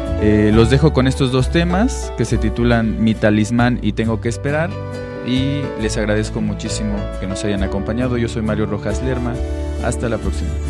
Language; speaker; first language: Spanish; native; Spanish